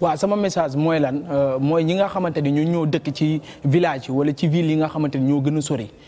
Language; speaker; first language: Wolof; native; Wolof